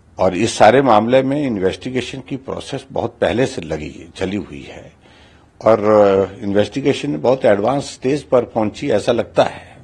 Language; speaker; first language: Hindi; native; Hindi